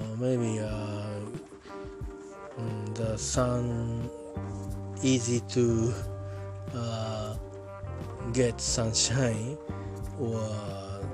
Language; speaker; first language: English; non-native, learner; Japanese